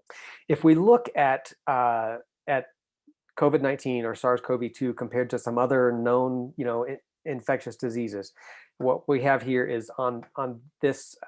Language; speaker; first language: English; native; English